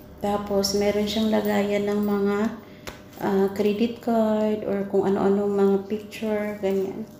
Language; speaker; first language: Filipino; non-native, local second language; Cebuano